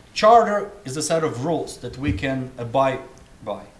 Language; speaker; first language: English; non-native, fluent; Russian